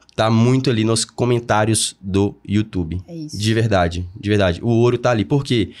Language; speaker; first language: Portuguese; native; Portuguese